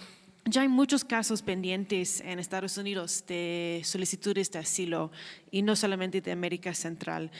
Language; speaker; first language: Spanish; non-native, fluent; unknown